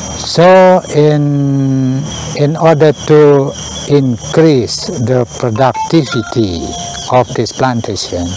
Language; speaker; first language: English; non-native, learner; Indonesian